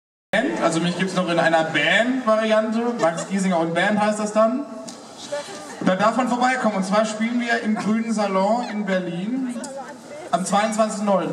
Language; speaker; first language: German; native; German